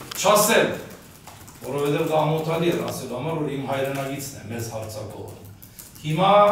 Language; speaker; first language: Armenian; early bilingual, heritage; Armenian